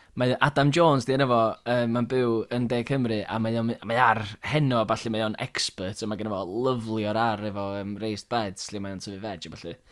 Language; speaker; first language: Welsh; native; Welsh